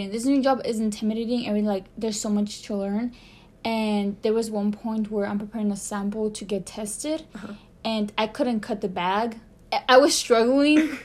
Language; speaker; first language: English; early bilingual, other home language; Spanish